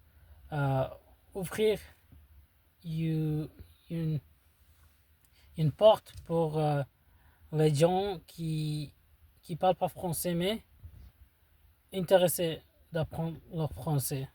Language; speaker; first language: French; non-native, learner; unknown